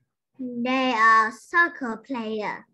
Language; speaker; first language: English; non-native, learner; Vietnamese